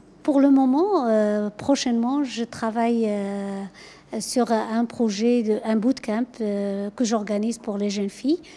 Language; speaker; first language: French; non-native, local second language; Arabic